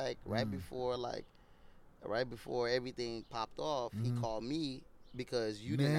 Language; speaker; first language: English; non-native, local second language; Yoruba